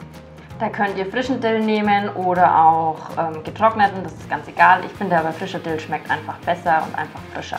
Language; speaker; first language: German; native; German